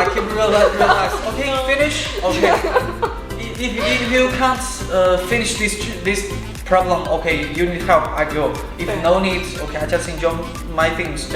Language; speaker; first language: English; non-native, learner; Chinese